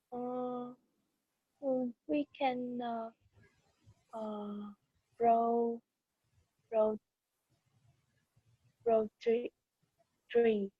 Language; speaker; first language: English; non-native, learner; Vietnamese